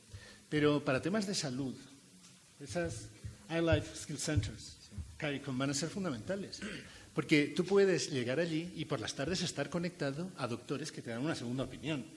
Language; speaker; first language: Spanish; native; Spanish